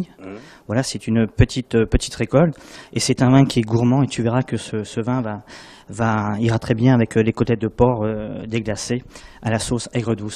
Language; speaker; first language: French; native; French